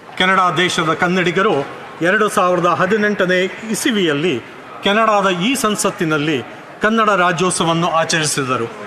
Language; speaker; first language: Kannada; native; Kannada